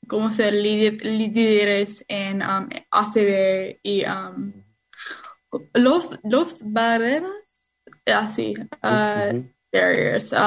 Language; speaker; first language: Spanish; non-native, learner; English